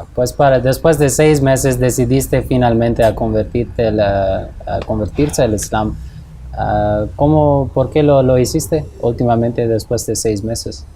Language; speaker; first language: Spanish; non-native, fluent; English